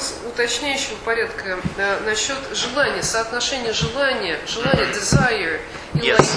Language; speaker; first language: Russian; native; Russian